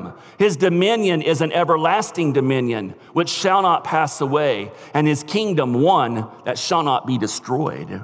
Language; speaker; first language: English; native; English